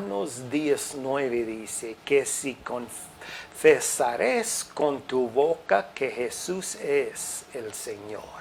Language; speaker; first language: Spanish; non-native, fluent; English